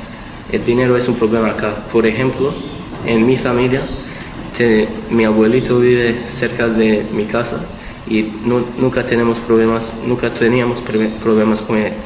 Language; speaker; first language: Spanish; early bilingual, heritage; Spanish